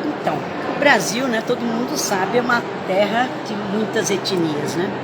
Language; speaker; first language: Portuguese; early bilingual, other home language; Italian